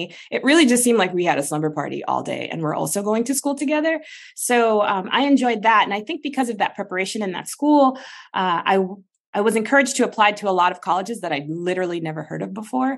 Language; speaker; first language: English; native; English